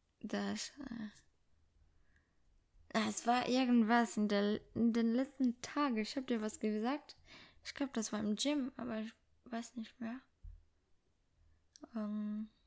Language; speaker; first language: German; non-native, fluent; French